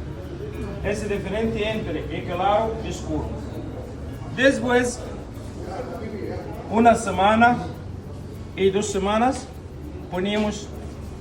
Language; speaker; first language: Portuguese; non-native, learner; Arabic